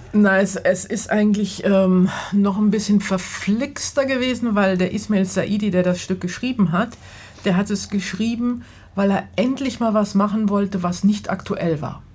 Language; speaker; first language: German; native; German